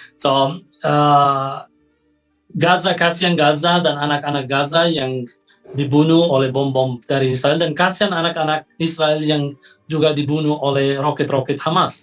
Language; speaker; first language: Indonesian; non-native, fluent; Arabic